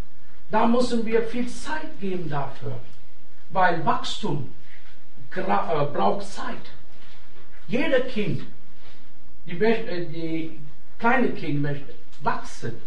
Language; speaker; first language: German; non-native, fluent; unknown